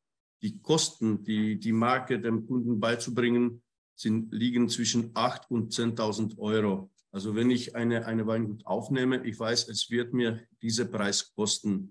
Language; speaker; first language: German; non-native, fluent; Czech